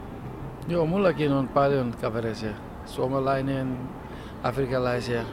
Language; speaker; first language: Finnish; non-native, learner; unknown